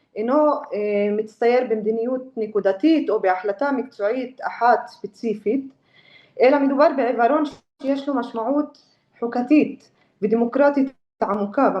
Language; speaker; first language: Hebrew; non-native, local second language; Arabic